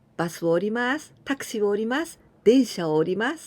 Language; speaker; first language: Japanese; non-native, fluent; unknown